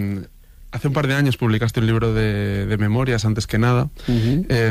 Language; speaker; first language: Spanish; native; Spanish